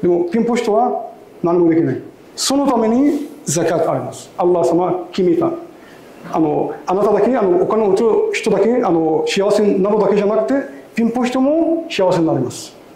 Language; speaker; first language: Japanese; non-native, learner; Arabic